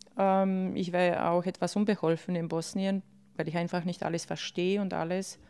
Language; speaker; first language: German; early bilingual, other home language; Bosnian